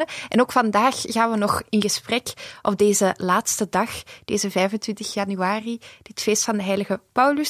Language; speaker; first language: Dutch; native; Dutch